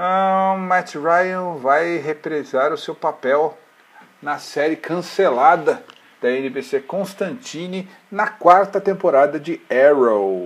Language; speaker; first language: Portuguese; native; Portuguese